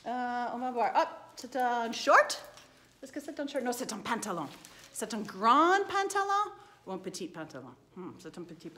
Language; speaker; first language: French; non-native, fluent; English